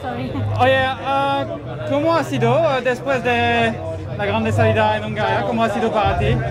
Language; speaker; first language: Spanish; non-native, learner; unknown